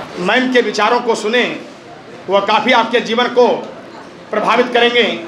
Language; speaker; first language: Hindi; native; Hindi